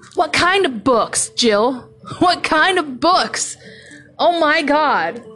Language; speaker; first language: English; native; English